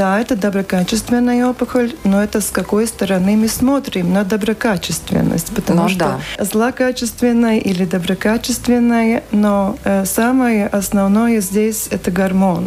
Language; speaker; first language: Russian; non-native, local second language; Latvian